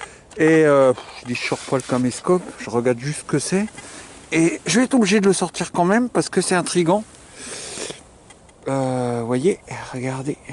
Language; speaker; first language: French; native; French